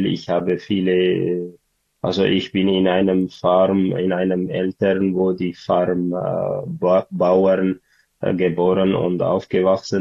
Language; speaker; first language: German; non-native, learner; Tigrinya